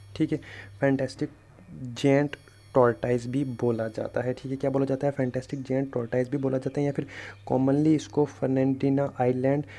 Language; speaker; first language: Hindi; non-native, local second language; Kashmiri